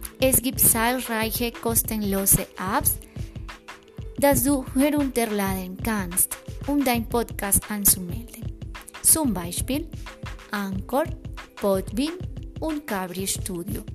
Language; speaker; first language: German; non-native, fluent; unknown